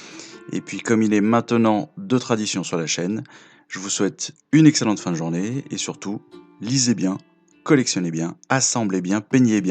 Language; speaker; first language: French; native; French